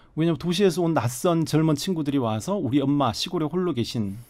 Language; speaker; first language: Korean; native; Korean